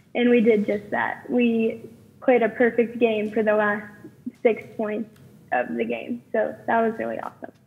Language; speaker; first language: English; native; English